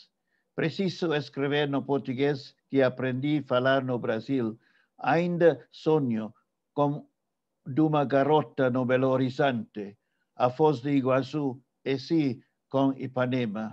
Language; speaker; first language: Portuguese; non-native, fluent; English